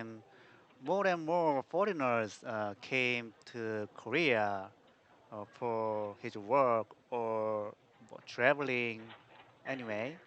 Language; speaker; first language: English; non-native, learner; Korean